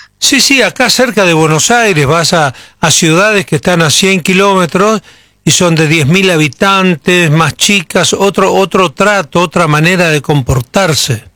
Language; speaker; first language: Spanish; native; Spanish